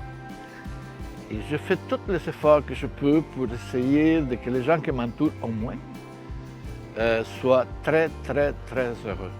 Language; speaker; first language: French; non-native, fluent; Spanish